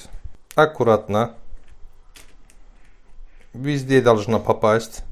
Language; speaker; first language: Russian; non-native, learner; Turkish